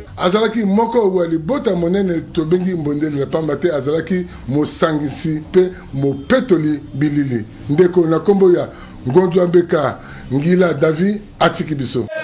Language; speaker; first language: Lingala; native; Lingala